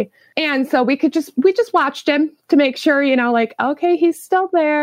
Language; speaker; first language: English; native; English